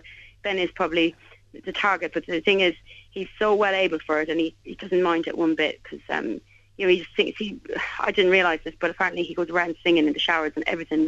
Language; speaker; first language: English; native; English